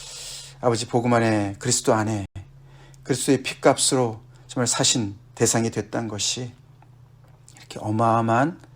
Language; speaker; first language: Korean; native; Korean